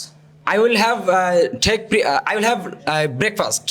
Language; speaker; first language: English; non-native, learner; Bangla